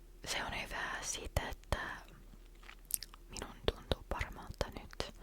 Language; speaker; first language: Finnish; non-native, learner; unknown